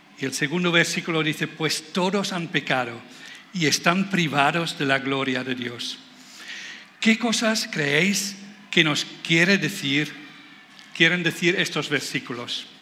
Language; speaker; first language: Spanish; non-native, fluent; Dutch